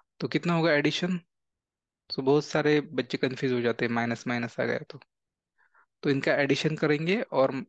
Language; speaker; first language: Hindi; non-native, local second language; Marathi